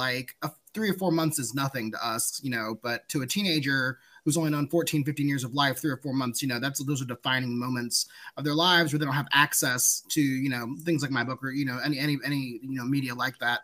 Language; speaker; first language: English; native; English